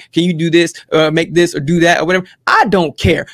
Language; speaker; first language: English; native; English